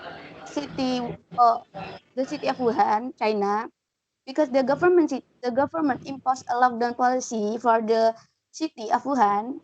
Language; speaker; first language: English; non-native, learner; Indonesian